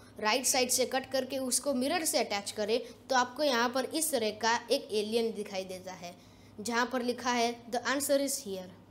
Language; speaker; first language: Hindi; non-native, local second language; Gujarati